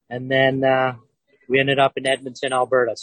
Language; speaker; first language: English; native; English